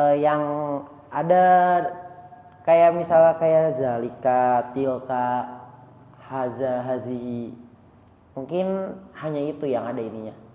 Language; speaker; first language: Indonesian; native; Indonesian